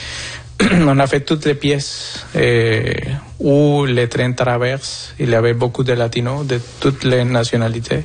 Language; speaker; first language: French; non-native, fluent; Spanish